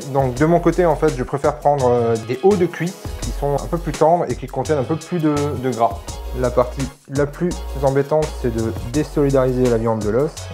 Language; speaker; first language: French; native; French